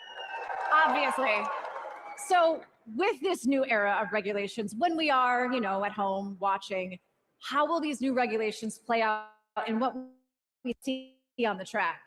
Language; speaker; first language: English; native; English